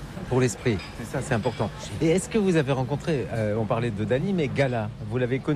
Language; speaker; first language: French; native; French